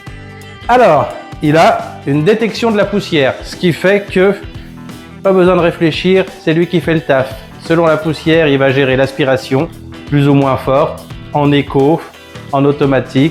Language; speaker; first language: French; native; French